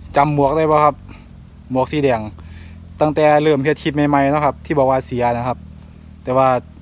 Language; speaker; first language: Thai; native; Thai